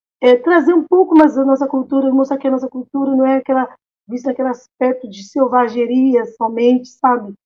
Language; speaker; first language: Portuguese; non-native, local second language; Kabuverdianu